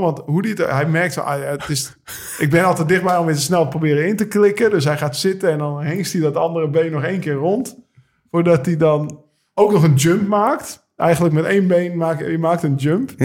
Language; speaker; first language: Dutch; native; Dutch